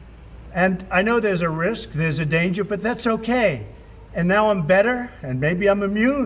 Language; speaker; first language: English; native; English